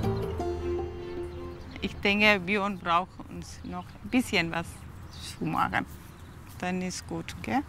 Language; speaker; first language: German; non-native, learner; Tamil